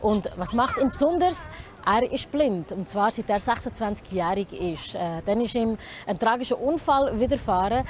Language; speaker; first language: German; native; German